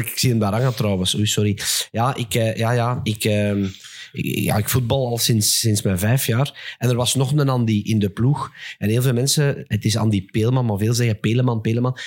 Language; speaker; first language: Dutch; native; Dutch